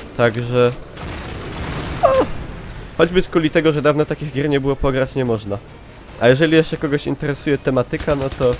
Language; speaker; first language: Polish; native; Polish